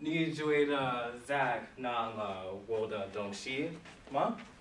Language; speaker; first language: Chinese; non-native, learner; English